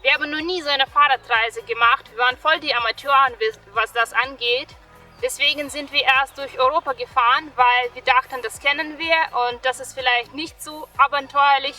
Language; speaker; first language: German; non-native, fluent; Russian